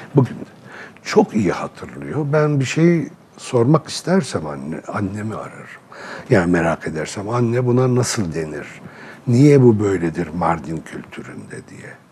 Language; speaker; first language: Turkish; non-native, local second language; Arabic